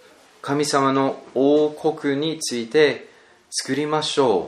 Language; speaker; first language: Japanese; non-native, learner; English